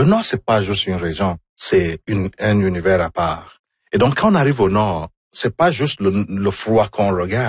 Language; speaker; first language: French; non-native, fluent; Igbo